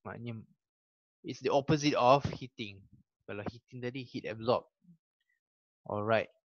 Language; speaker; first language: English; non-native, local second language; Malay